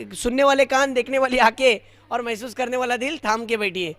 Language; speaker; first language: Hindi; non-native, local second language; Marathi